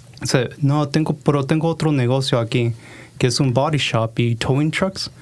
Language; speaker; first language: Spanish; early bilingual, heritage; Spanish